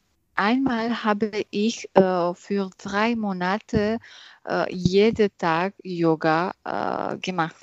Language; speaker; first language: German; non-native, learner; French